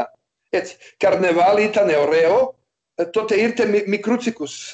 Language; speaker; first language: Greek; non-native, learner; Serbian